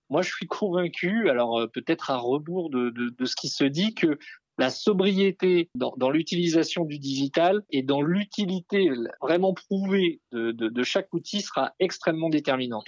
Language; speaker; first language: French; native; French